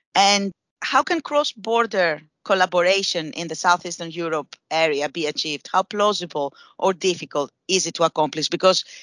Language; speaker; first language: English; non-native, fluent; Greek